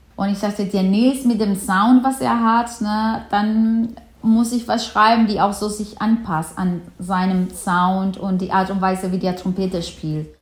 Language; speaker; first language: German; non-native, fluent; Spanish